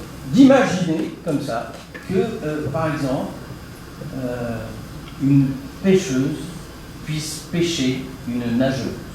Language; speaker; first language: French; native; French